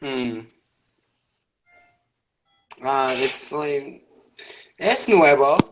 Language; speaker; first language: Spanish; non-native, learner; English